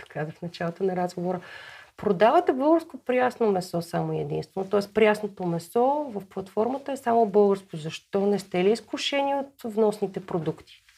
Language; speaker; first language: Bulgarian; native; Bulgarian